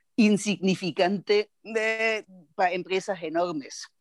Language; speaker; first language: Spanish; non-native, fluent; German